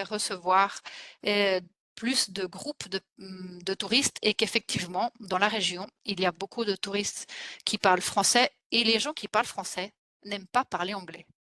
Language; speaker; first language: French; non-native, fluent; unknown